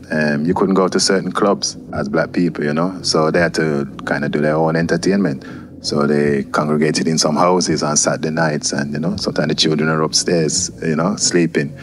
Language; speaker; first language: English; native; English